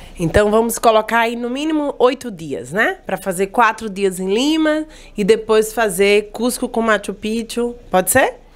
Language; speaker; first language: Portuguese; native; Portuguese